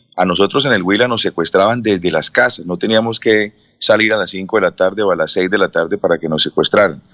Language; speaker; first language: Spanish; native; Spanish